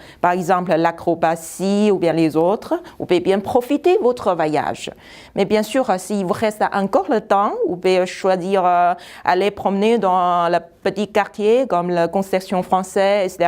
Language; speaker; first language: French; non-native, fluent; Chinese